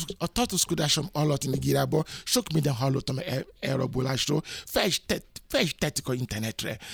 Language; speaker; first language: Hungarian; non-native, learner; Yoruba